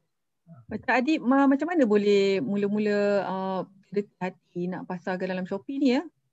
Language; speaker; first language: Malay; native; Malay